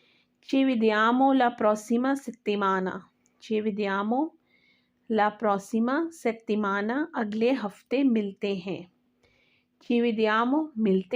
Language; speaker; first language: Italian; non-native, learner; Urdu